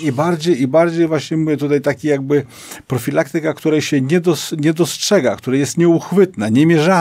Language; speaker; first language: Polish; native; Polish